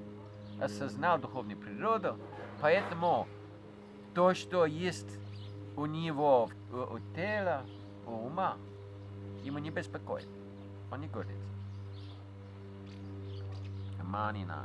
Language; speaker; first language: Russian; non-native, fluent; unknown